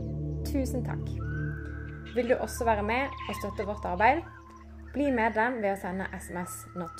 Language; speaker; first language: Norwegian; native; Norwegian